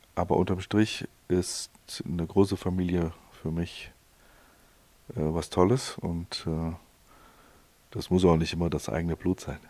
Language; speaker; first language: German; native; German